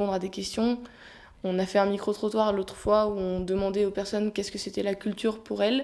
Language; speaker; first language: French; native; French